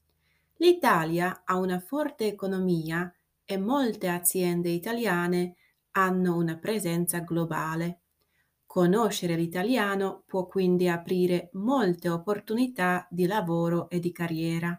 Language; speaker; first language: Italian; non-native, fluent; Slovak